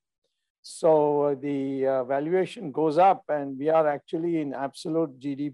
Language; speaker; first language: English; non-native, local second language; Tamil